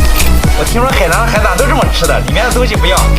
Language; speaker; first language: Chinese; native; Chinese